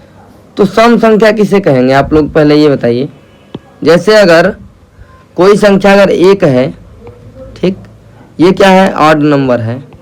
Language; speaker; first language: Hindi; native; Hindi